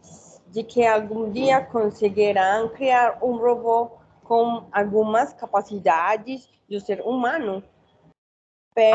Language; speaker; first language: Portuguese; non-native, learner; Spanish